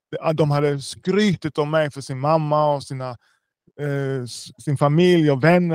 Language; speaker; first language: Swedish; early bilingual, other home language; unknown